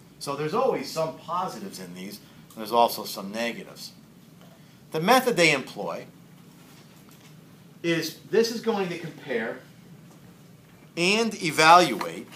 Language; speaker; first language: English; native; English